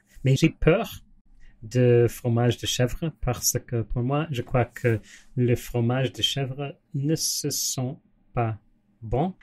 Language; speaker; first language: French; non-native, learner; English